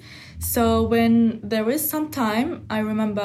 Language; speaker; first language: English; non-native, fluent; Arabic